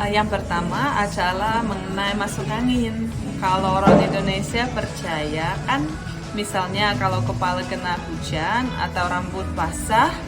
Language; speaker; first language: Indonesian; non-native, fluent; Russian